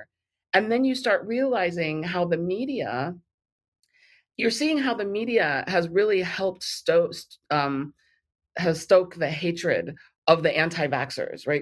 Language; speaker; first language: English; native; English